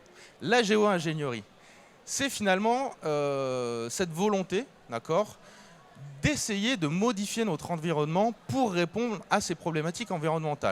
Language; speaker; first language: French; native; French